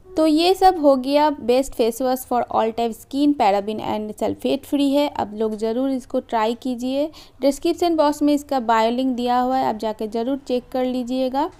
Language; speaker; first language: Hindi; non-native, local second language; Bangla